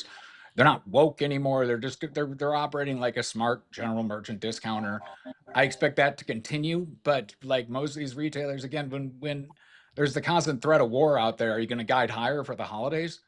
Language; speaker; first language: English; native; English